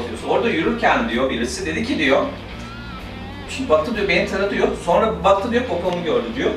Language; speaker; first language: Turkish; native; Turkish